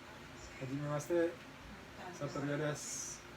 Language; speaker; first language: Japanese; non-native, learner; Indonesian